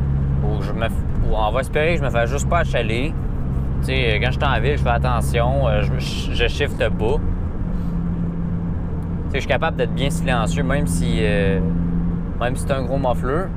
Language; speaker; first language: French; native; French